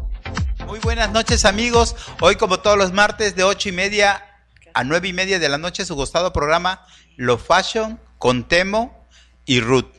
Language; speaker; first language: Spanish; native; Spanish